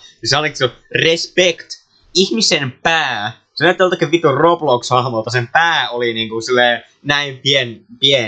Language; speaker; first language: Finnish; native; Finnish